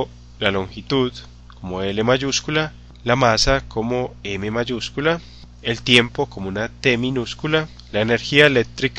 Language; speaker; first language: Spanish; native; Spanish